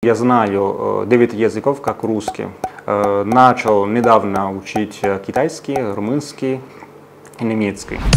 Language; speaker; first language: Russian; non-native, fluent; Italian